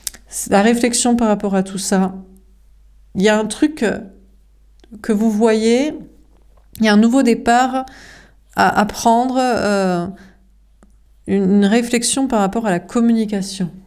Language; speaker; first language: French; native; French